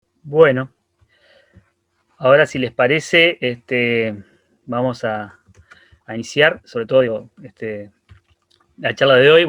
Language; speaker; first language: Spanish; native; Spanish